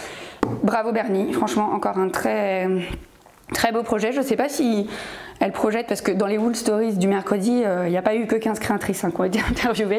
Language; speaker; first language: French; native; French